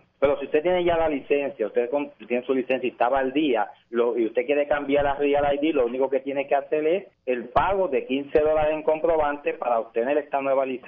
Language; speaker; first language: Spanish; native; Spanish